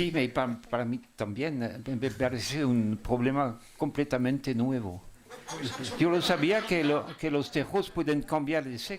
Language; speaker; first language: Spanish; non-native, fluent; French